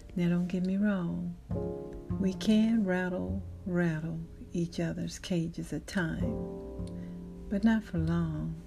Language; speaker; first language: English; native; English